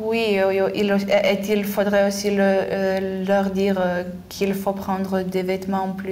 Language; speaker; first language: French; non-native, fluent; Lithuanian